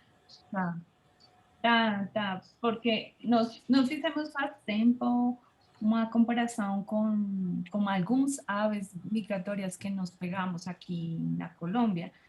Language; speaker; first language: Portuguese; non-native, fluent; Spanish